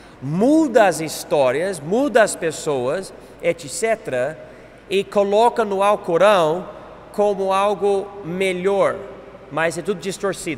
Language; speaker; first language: Portuguese; non-native, fluent; English